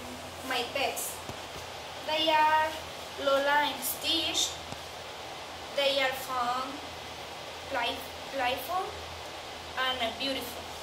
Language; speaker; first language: English; non-native, learner; Spanish